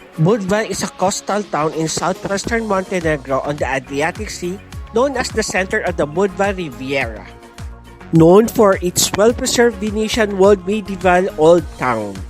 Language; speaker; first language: English; non-native, local second language; Filipino